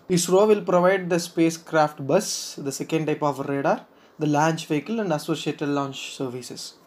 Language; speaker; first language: English; non-native, local second language; Tamil